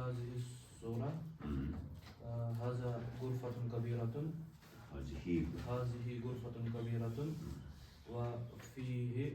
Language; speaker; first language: Arabic; non-native, learner; Urdu